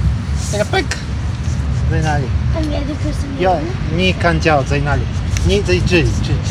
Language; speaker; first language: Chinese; non-native, learner; Polish